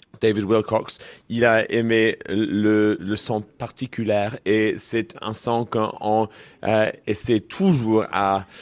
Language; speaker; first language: French; non-native, learner; English